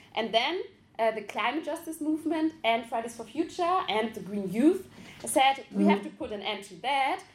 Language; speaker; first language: English; non-native, fluent; German